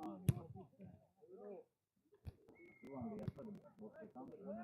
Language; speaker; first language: Swedish; native; Swedish